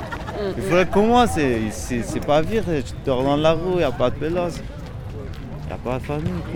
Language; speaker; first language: French; non-native, learner; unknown